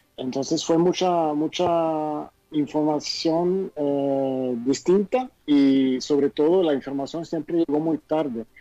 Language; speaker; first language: Spanish; non-native, fluent; Swedish